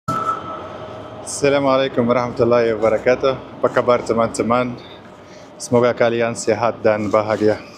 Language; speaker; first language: Indonesian; non-native, fluent; Arabic